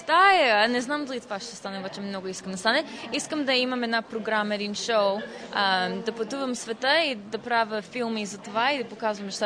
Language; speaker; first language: Bulgarian; early bilingual, heritage; Bulgarian